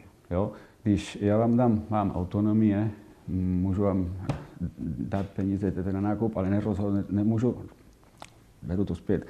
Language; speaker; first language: Czech; non-native, fluent; Catalan